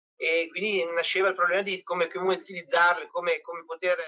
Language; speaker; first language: Italian; native; Italian